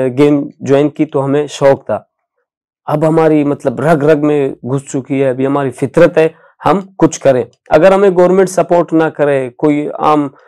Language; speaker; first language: Urdu; non-native, local second language; Baluchi